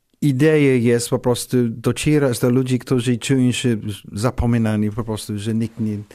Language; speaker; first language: Polish; non-native, learner; English